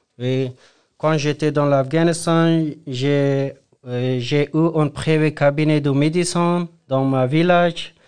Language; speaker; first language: French; non-native, learner; Persian